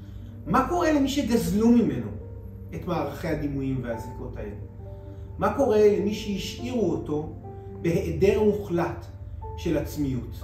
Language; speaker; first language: Hebrew; native; Hebrew